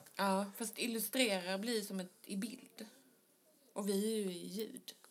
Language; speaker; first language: Swedish; native; Swedish